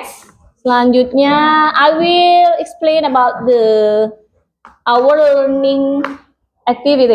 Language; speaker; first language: English; non-native, local second language; Indonesian